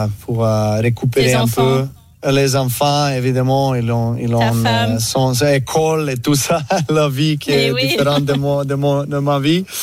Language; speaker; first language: French; non-native, learner; Serbian